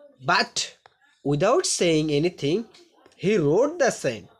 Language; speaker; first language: English; non-native, local second language; Bangla